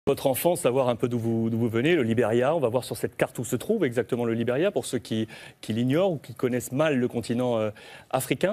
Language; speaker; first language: French; native; French